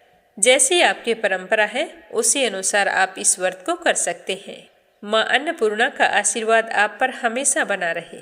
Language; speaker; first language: Hindi; native; Hindi